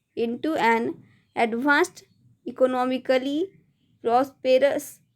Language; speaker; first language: English; non-native, local second language; Hindi